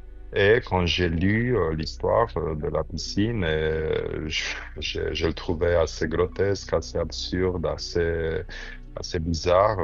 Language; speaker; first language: French; non-native, fluent; Romanian